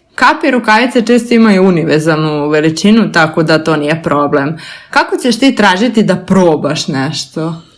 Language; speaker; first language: Serbian; native; Serbian